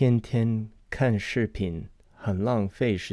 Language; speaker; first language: Chinese; non-native, fluent; English